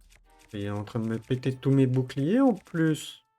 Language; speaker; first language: French; native; French